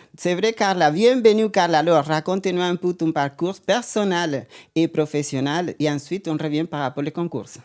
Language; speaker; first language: French; non-native, fluent; Spanish